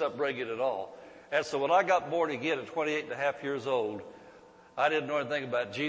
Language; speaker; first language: English; native; English